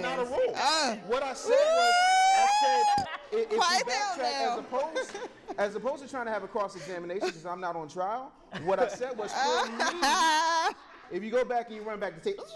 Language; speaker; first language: English; native; English